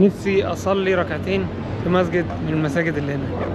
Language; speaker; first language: Arabic; native; Arabic